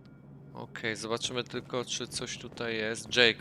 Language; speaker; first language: Polish; native; Polish